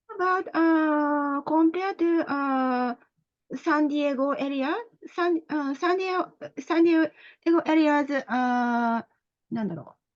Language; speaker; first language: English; non-native, learner; Japanese